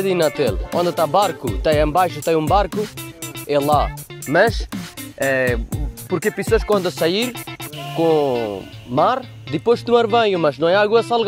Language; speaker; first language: Portuguese; non-native, learner; Bangla